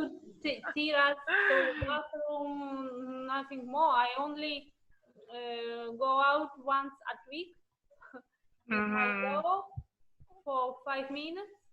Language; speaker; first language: English; non-native, learner; Russian